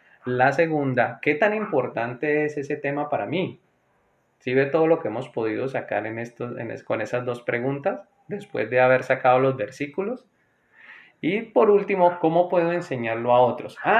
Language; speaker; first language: Spanish; native; Spanish